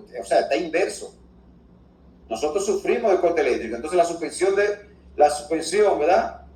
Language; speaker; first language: Spanish; native; Spanish